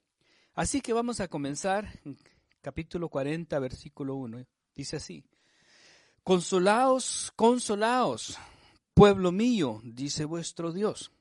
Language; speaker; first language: Spanish; native; Spanish